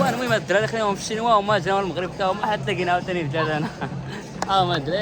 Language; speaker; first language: Arabic; native; Arabic